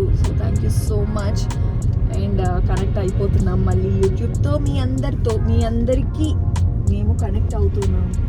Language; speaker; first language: Telugu; native; Telugu